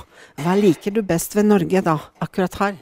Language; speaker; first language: Norwegian; native; Norwegian